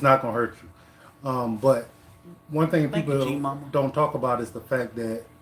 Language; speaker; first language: English; native; English